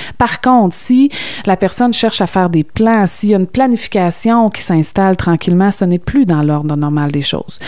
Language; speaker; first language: French; native; French